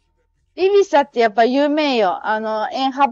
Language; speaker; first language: Spanish; non-native, learner; Japanese